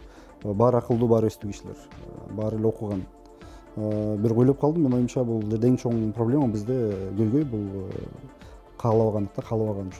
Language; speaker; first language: Kyrgyz; native; Kyrgyz